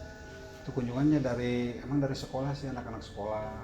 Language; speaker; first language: Indonesian; native; Indonesian